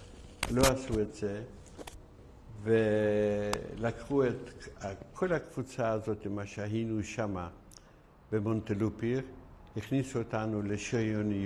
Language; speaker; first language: Hebrew; non-native, fluent; Yiddish